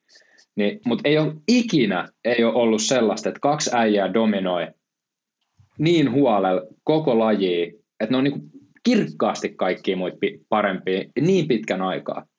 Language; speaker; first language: Finnish; native; Finnish